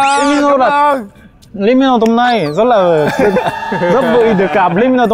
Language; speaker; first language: Vietnamese; non-native, learner; Korean